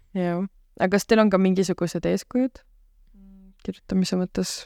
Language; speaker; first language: Estonian; native; Estonian